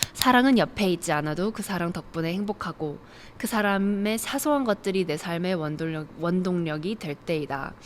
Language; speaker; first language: Korean; early bilingual, other home language; English